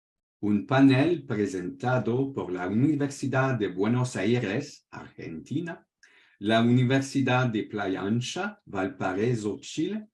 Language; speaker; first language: Spanish; non-native, fluent; French